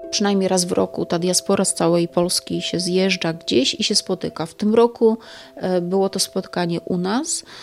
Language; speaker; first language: Polish; native; Polish